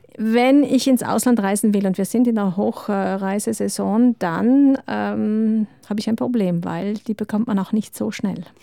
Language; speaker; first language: German; native; German